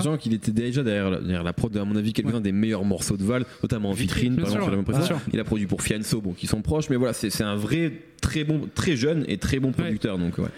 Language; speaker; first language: French; native; French